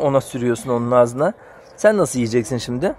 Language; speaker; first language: Turkish; native; Turkish